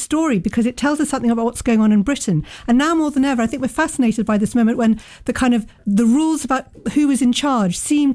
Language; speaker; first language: English; native; English